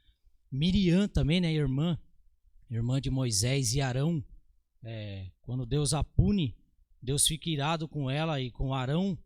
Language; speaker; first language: Portuguese; native; Portuguese